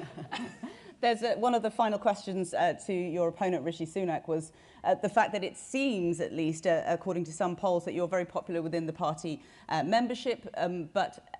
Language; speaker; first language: English; native; English